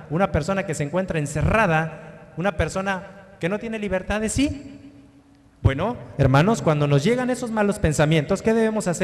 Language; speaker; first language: Spanish; native; Spanish